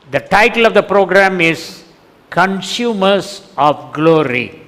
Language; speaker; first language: English; non-native, local second language; Tamil